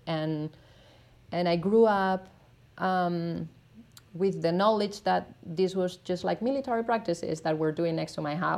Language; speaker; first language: English; non-native, fluent; Spanish